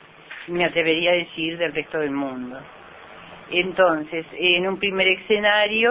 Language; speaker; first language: Spanish; native; Spanish